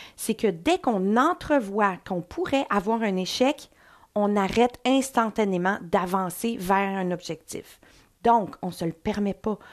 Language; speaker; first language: French; native; French